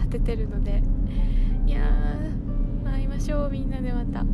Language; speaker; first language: Japanese; native; Japanese